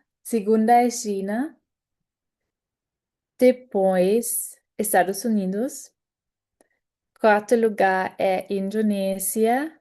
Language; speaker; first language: Portuguese; non-native, fluent; German